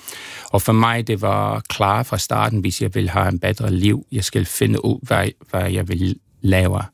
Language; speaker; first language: Danish; non-native, learner; English